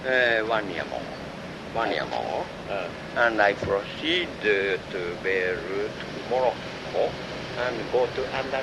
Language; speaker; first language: English; non-native, learner; Japanese